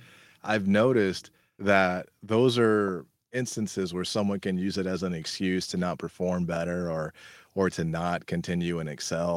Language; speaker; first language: English; native; English